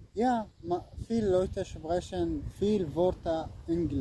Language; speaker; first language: German; non-native, learner; Arabic